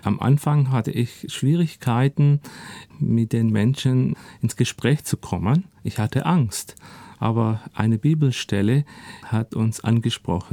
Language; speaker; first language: German; early bilingual, other home language; Turkish